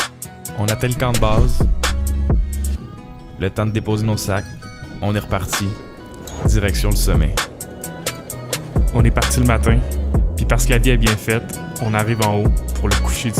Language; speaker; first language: French; native; French